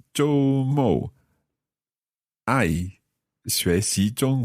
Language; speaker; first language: Chinese; non-native, learner; English